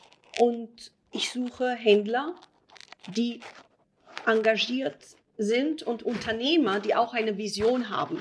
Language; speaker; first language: German; non-native, fluent; Italian